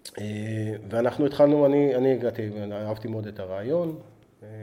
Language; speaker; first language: Hebrew; native; Hebrew